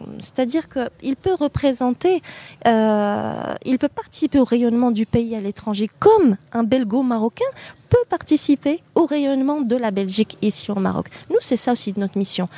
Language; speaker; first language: French; native; French